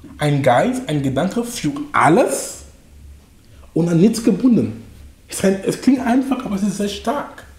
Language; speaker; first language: German; non-native, fluent; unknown